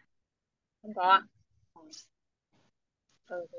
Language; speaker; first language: Vietnamese; native; Vietnamese